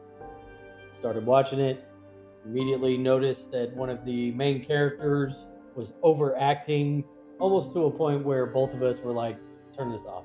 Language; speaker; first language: English; native; English